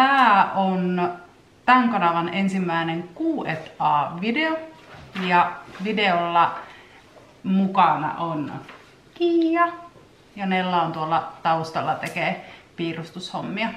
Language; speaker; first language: Finnish; native; Finnish